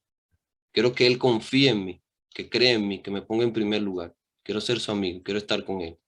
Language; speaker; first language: Spanish; native; Spanish